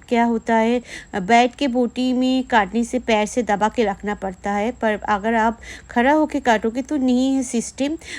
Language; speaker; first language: Hindi; non-native, local second language; Bangla